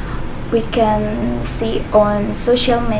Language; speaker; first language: English; non-native, learner; Indonesian